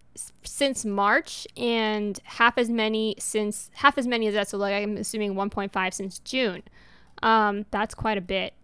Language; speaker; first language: English; early bilingual, other home language; Spanish